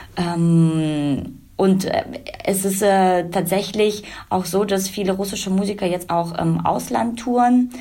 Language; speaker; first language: German; early bilingual, other home language; Russian